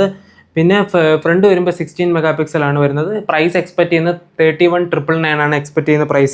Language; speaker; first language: Malayalam; native; Malayalam